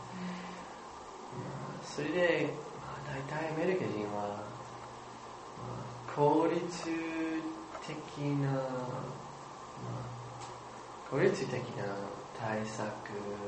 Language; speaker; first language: Japanese; non-native, learner; English